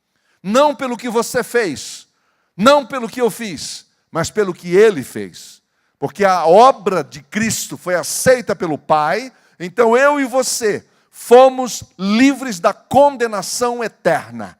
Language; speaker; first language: Portuguese; native; Portuguese